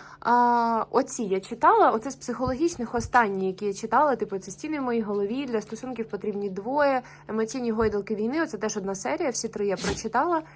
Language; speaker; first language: Ukrainian; native; Ukrainian